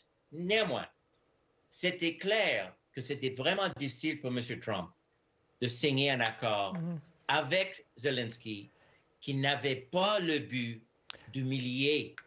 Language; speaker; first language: French; non-native, fluent; English